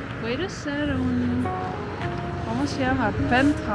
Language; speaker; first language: Spanish; non-native, fluent; Dutch